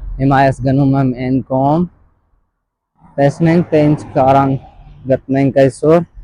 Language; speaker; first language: Armenian; non-native, learner; Hindi